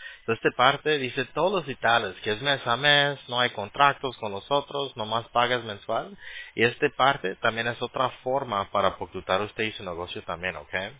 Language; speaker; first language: Spanish; early bilingual, heritage; Spanish